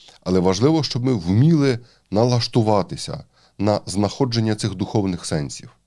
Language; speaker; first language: Ukrainian; native; Ukrainian